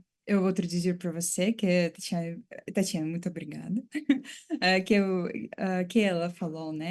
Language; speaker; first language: Portuguese; non-native, fluent; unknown